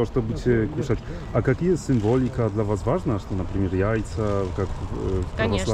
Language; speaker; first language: Russian; non-native, fluent; Polish